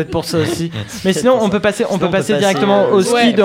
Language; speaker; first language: French; native; French